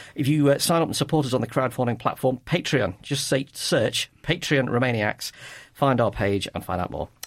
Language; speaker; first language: English; native; English